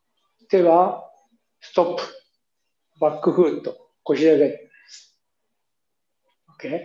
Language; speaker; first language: Japanese; native; Japanese